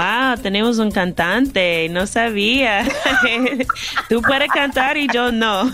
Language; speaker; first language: Spanish; non-native, fluent; English